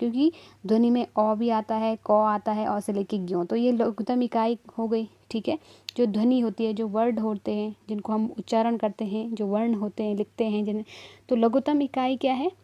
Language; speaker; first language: Hindi; native; Hindi